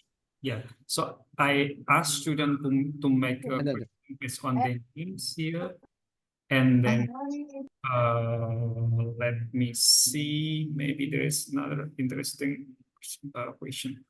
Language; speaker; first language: English; non-native, fluent; Indonesian